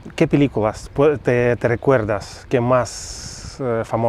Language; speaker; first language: Spanish; non-native, fluent; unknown